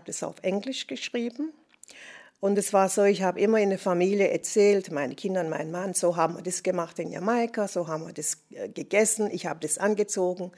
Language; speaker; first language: German; non-native, fluent; English